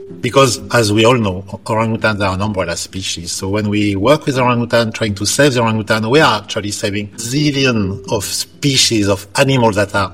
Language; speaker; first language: English; non-native, fluent; French